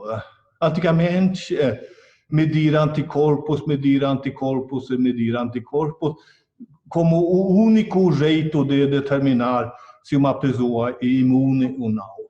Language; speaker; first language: Portuguese; non-native, fluent; Swedish